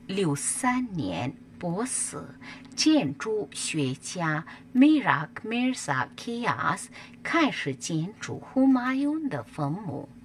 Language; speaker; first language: Chinese; non-native, learner; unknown